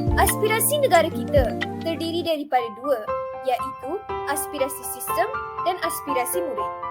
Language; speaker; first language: Malay; non-native, local second language; Tamil